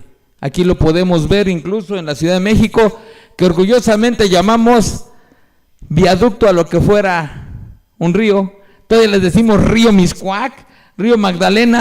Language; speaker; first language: Spanish; native; Spanish